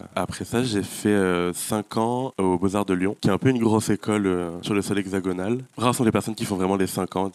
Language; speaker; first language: French; native; French